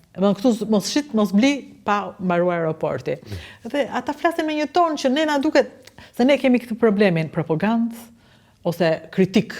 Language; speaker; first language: Albanian; native; Albanian